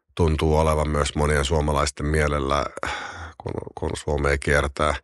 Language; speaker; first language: Finnish; native; Finnish